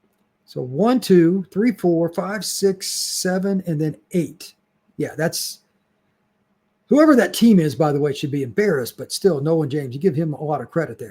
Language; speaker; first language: English; native; English